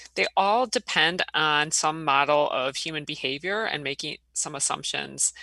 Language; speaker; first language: English; native; English